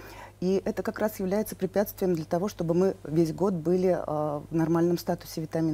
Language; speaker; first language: Russian; native; Russian